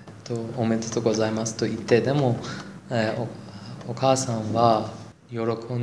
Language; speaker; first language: Japanese; non-native, learner; Persian